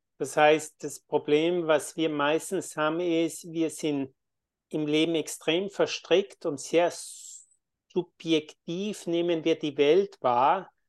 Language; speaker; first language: German; native; German